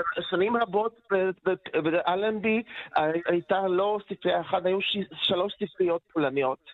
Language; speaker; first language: Hebrew; non-native, fluent; Polish